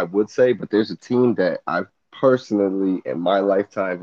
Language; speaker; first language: English; native; English